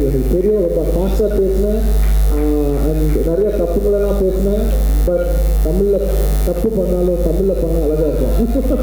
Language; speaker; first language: Tamil; non-native, local second language; Telugu